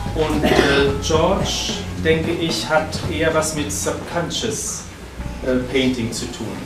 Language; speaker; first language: German; native; German